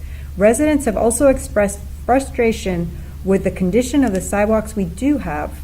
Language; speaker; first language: English; native; English